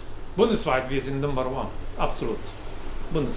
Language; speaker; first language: German; non-native, fluent; Turkish